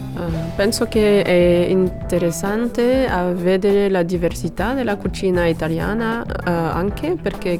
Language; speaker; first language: Italian; non-native, learner; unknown